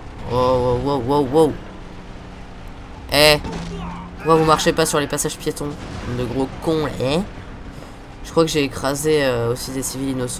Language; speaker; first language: French; native; French